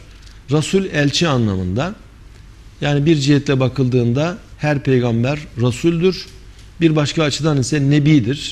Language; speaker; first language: Turkish; native; Turkish